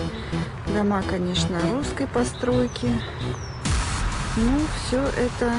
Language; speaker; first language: Russian; native; Russian